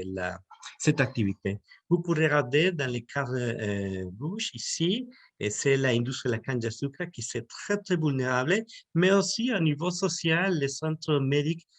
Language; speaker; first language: French; non-native, learner; Spanish